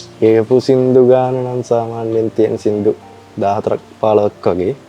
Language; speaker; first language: Sinhala; native; Sinhala